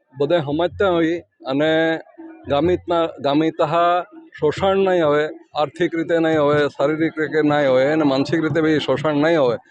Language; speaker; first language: Gujarati; non-native, local second language; Gamit